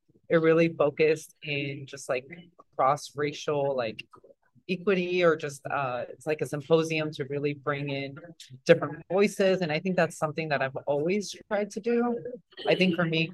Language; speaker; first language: English; early bilingual, other home language; Spanish